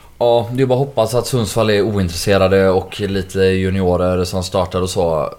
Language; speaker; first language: Swedish; native; Swedish